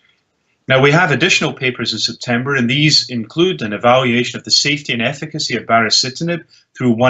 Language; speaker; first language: English; native; English